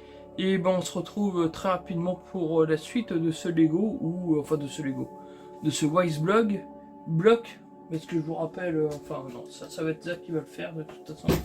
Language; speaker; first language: French; native; French